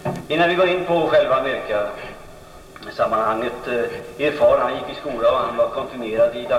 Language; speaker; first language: Swedish; native; Swedish